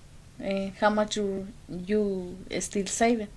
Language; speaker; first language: English; non-native, learner; Spanish